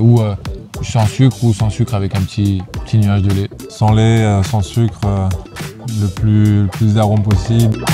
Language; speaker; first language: French; native; French